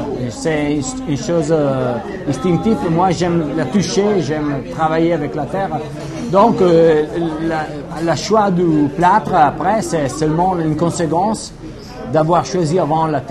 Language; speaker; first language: French; non-native, fluent; Italian